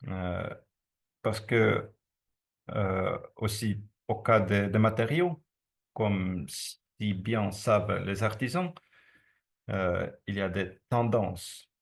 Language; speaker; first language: French; non-native, fluent; Estonian